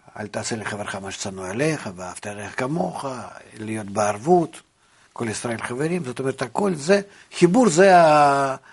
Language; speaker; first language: Hebrew; non-native, fluent; Russian